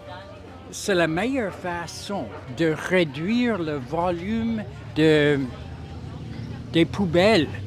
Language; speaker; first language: French; non-native, local second language; English